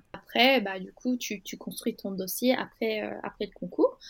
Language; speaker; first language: French; non-native, fluent; Turkish